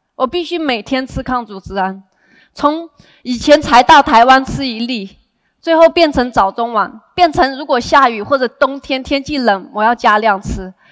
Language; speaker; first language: Chinese; native; Chinese